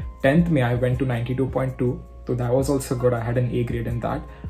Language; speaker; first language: English; non-native, local second language; Hindi